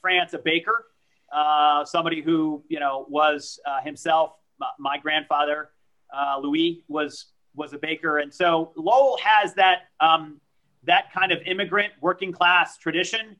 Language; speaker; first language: English; early bilingual, other home language; French